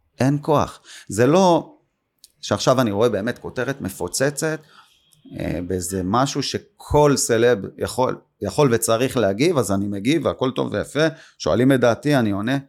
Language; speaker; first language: Hebrew; native; Hebrew